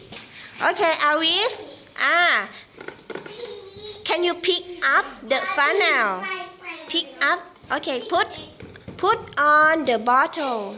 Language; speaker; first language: English; non-native, fluent; Thai